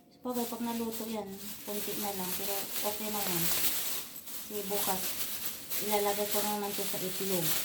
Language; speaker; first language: Filipino; non-native, local second language; Cebuano